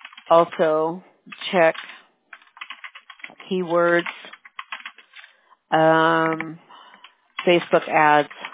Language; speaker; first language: English; early bilingual, other home language; Spanish